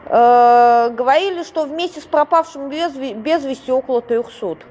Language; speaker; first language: Russian; native; Russian